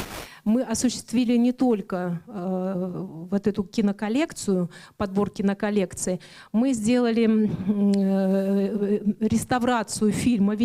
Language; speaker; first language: Russian; native; Russian